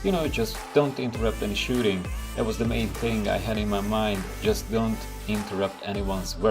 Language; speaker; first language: English; non-native, fluent; Hungarian